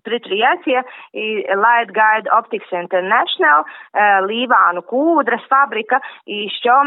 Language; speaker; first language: Russian; non-native, local second language; Latvian